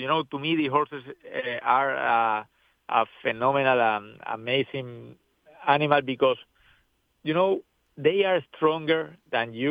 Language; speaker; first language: English; non-native, learner; Spanish